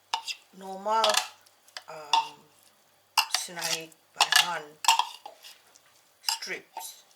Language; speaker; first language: Dutch; non-native, learner; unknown